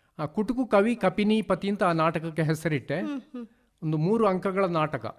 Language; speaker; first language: Kannada; non-native, local second language; Tulu